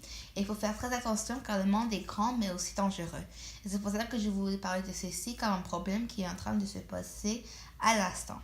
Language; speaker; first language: French; non-native, fluent; English